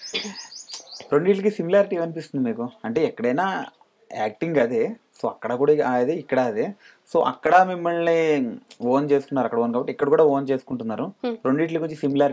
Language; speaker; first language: Telugu; native; Telugu